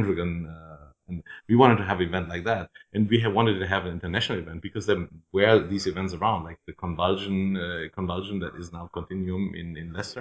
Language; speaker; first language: English; non-native, fluent; German